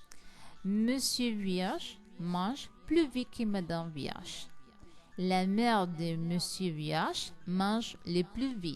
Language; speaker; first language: French; non-native, learner; Spanish